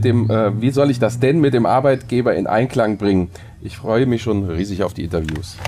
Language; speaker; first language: German; native; German